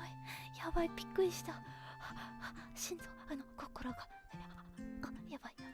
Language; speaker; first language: Japanese; non-native, learner; English